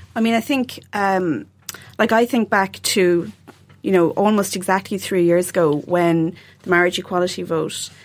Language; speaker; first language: English; native; English